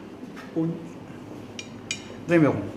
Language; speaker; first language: German; non-native, fluent; Arabic